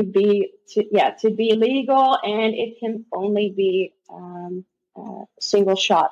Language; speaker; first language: English; non-native, fluent; Dutch